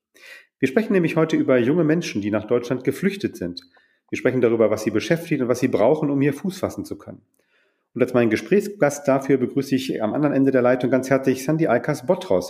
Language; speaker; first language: German; native; German